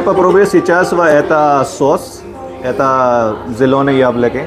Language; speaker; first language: Russian; non-native, learner; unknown